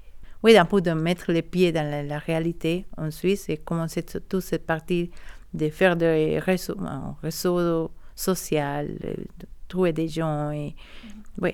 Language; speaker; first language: French; non-native, learner; Spanish